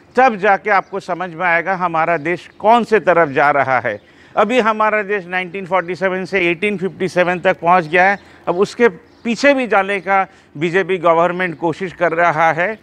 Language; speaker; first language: Hindi; non-native, local second language; Bangla